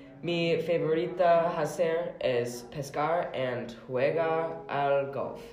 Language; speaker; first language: Spanish; non-native, learner; English